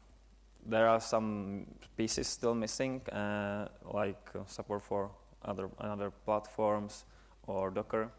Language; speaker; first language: English; non-native, fluent; Czech